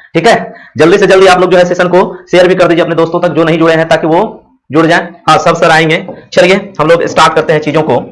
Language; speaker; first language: Hindi; native; Hindi